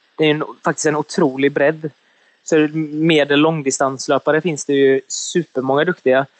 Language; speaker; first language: Swedish; native; Swedish